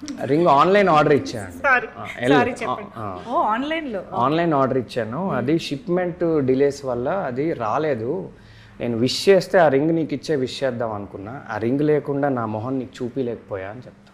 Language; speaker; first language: Telugu; native; Telugu